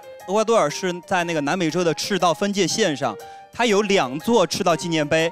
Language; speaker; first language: Chinese; native; Chinese